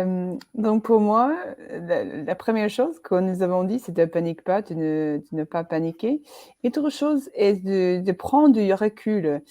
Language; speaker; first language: French; non-native, fluent; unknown